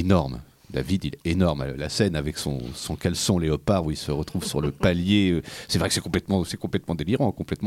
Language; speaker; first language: French; native; French